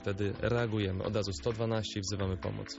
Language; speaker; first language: Polish; native; Polish